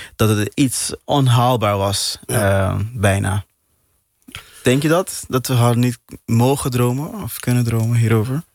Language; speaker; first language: Dutch; non-native, local second language; Papiamento